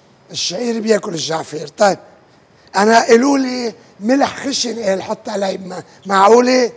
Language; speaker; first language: Arabic; native; Arabic